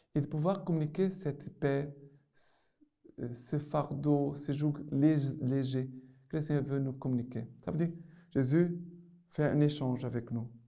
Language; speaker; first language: French; non-native, fluent; Portuguese